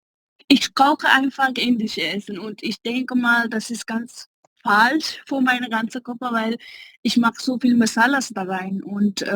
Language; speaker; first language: German; non-native, learner; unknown